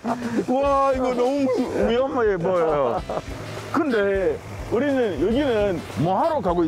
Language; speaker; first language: Korean; non-native, fluent; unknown